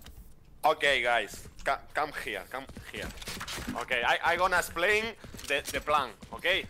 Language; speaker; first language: English; non-native, learner; Spanish